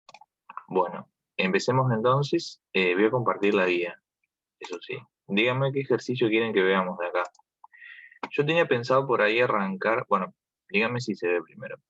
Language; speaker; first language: Spanish; native; Spanish